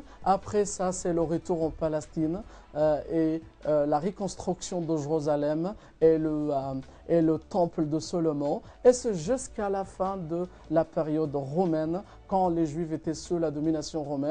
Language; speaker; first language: French; non-native, fluent; Arabic